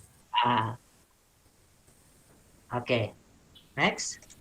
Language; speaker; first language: English; non-native, learner; Indonesian